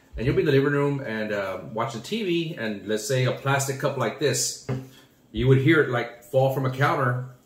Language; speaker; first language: English; native; English